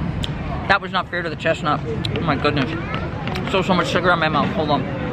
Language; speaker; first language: English; native; English